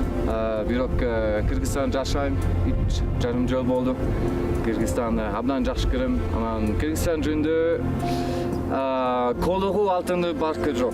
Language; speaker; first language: Kyrgyz; non-native, learner; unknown